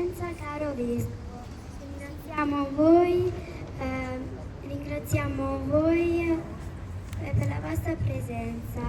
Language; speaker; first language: Italian; non-native, learner; Ukrainian